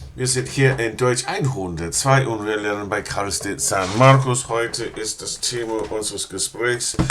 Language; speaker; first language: German; non-native, fluent; English